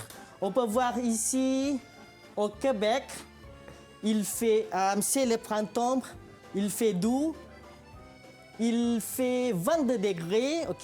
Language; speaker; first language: French; non-native, fluent; Malay